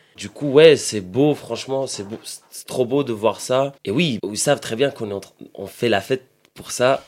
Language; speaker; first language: French; non-native, fluent; Arabic